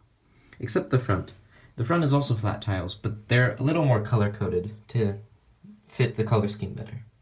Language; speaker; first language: English; native; English